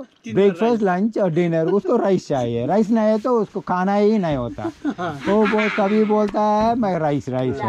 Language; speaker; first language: Hindi; non-native, local second language; Telugu